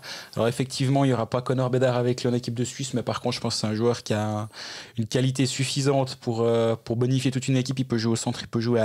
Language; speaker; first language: French; native; French